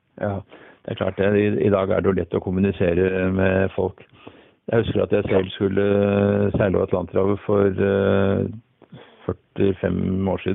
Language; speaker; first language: Norwegian; native; Norwegian